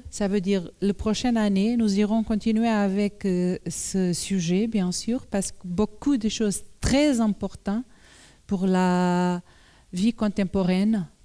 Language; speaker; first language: French; non-native, learner; Portuguese